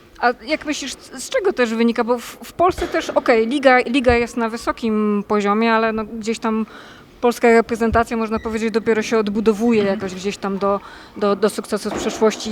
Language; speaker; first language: Polish; native; Polish